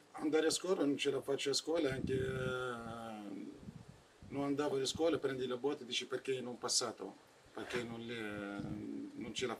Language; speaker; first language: Italian; non-native, learner; Arabic